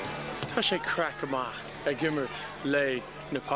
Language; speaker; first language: Irish; non-native, learner; English